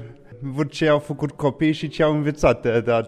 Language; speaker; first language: Romanian; non-native, fluent; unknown